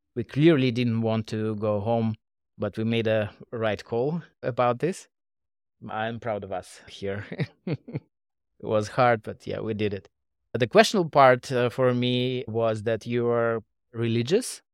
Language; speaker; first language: English; non-native, fluent; Russian